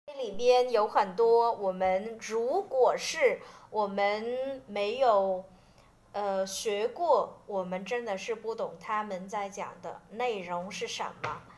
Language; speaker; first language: Chinese; non-native, fluent; Vietnamese